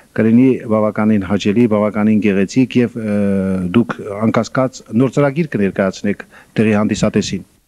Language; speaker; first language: Armenian; native; Armenian